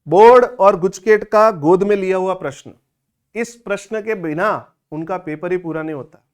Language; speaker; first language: Hindi; non-native, local second language; Gujarati